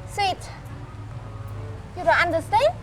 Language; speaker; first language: English; non-native, learner; Khmer